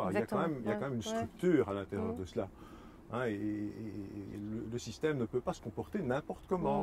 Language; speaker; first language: French; native; French